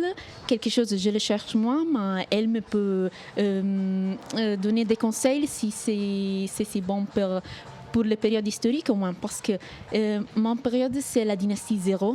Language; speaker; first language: French; non-native, fluent; Italian